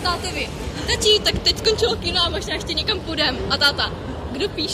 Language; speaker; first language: Czech; non-native, learner; Ukrainian